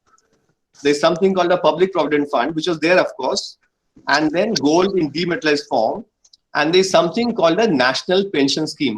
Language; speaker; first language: English; non-native, local second language; Bangla